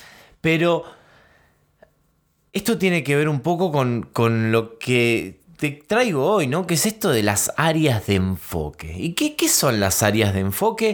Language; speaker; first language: Spanish; native; Spanish